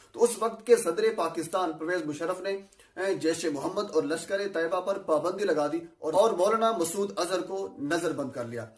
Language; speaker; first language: Urdu; non-native, local second language; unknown